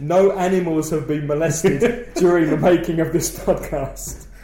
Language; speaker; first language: English; native; English